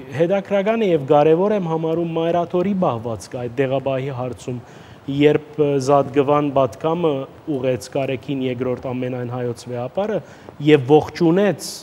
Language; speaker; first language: Armenian; early bilingual, heritage; Armenian